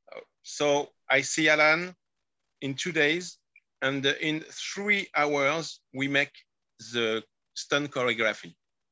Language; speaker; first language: English; non-native, learner; French